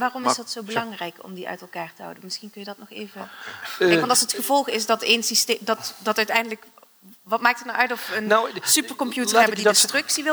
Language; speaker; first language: Dutch; native; Dutch